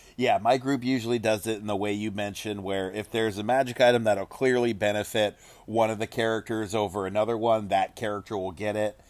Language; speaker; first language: English; native; English